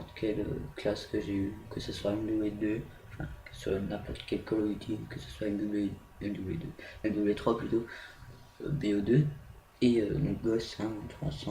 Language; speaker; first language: French; native; French